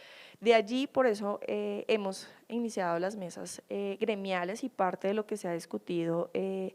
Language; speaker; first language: Spanish; native; Spanish